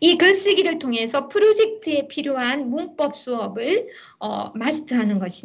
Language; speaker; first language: Korean; native; Korean